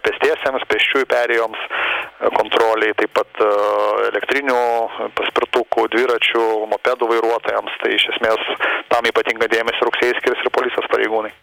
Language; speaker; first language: Lithuanian; native; Lithuanian